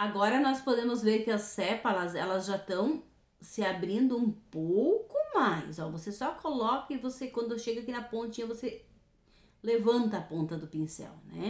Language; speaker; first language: Portuguese; native; Portuguese